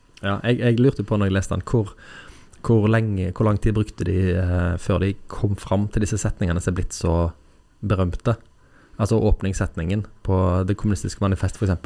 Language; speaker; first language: Norwegian; native; Norwegian